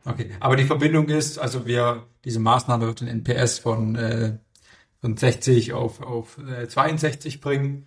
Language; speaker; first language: German; native; German